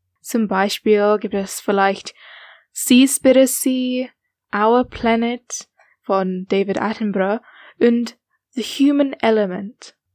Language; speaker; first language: German; non-native, learner; English